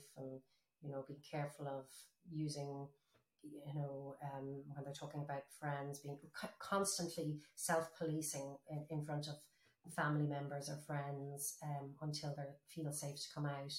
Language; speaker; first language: English; native; English